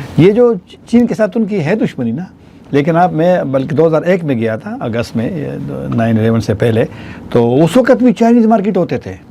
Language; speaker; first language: Urdu; non-native, local second language; Pashto